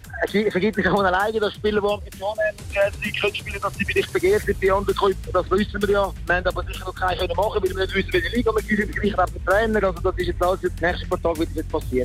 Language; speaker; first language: German; native; German